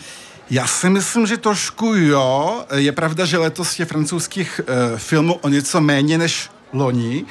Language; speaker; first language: Czech; early bilingual, heritage; French